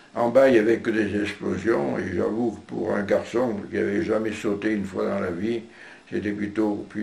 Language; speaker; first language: French; native; French